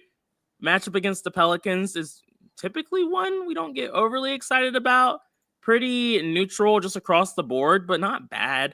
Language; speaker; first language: English; native; English